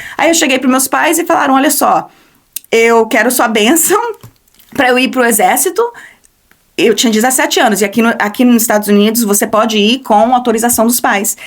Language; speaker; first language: Portuguese; early bilingual, heritage; Portuguese